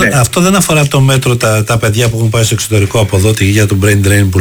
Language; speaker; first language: Greek; native; Greek